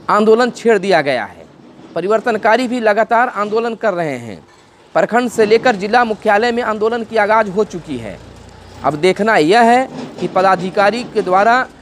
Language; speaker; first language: Hindi; native; Hindi